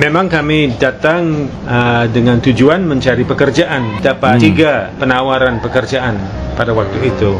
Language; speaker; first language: Indonesian; non-native, fluent; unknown